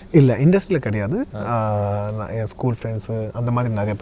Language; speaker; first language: Tamil; non-native, local second language; Telugu